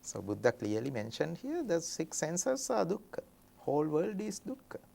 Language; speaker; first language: English; non-native, local second language; Sinhala